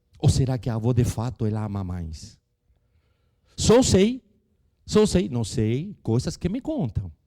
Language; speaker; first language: Portuguese; non-native, fluent; Spanish